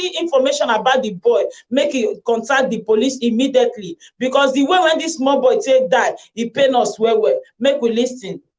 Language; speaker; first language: Nigerian Pidgin; native; Nigerian Pidgin